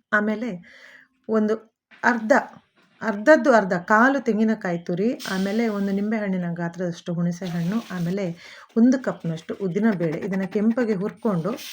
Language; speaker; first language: Kannada; non-native, local second language; Konkani